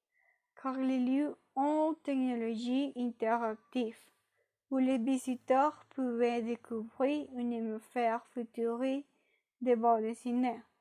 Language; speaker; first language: French; non-native, learner; Spanish